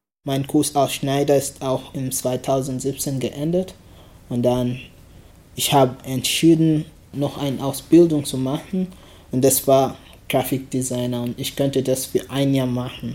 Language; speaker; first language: German; non-native, learner; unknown